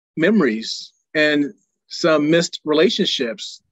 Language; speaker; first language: English; native; English